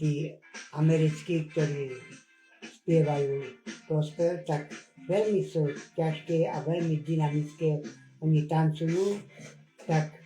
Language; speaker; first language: Slovak; non-native, local second language; Hungarian